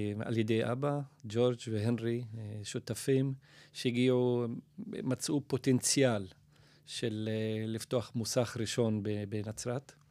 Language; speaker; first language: Hebrew; non-native, local second language; Arabic